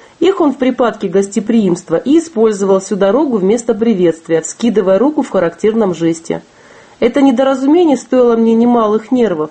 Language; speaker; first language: Russian; native; Russian